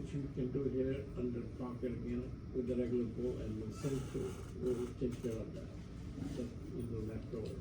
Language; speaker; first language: English; non-native, fluent; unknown